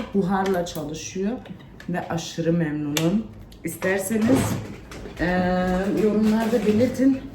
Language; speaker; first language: Turkish; early bilingual, heritage; Turkish